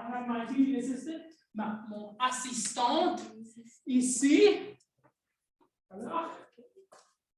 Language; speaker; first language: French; non-native, fluent; English